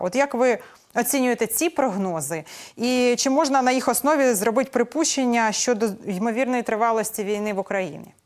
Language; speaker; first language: Ukrainian; native; Ukrainian